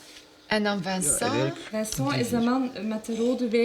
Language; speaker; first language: Dutch; native; Dutch